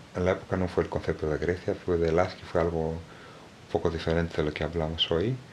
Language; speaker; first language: Spanish; non-native, fluent; Greek